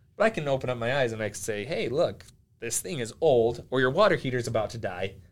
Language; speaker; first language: English; early bilingual, other home language; Finnish